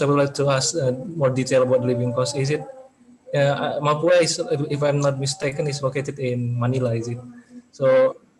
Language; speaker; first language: English; non-native, learner; Indonesian